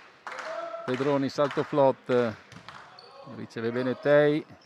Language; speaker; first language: Italian; native; Italian